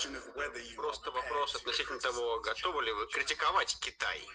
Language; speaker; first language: Russian; native; Russian